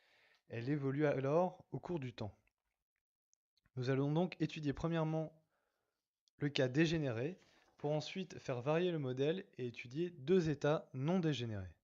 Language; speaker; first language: French; native; French